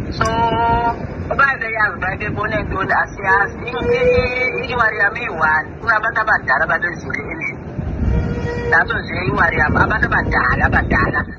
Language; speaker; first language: Zulu; non-native, local second language; Xhosa